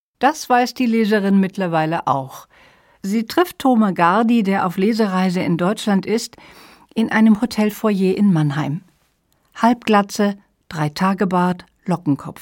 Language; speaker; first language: German; native; German